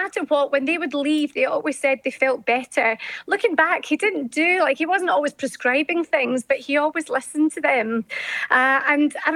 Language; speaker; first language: English; native; English